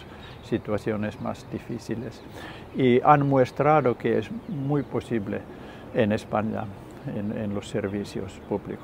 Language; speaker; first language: Spanish; non-native, learner; Finnish